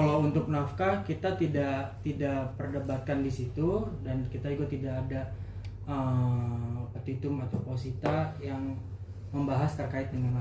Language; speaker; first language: Indonesian; native; Indonesian